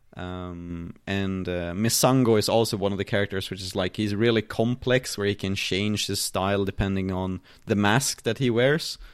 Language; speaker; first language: English; non-native, fluent; Swedish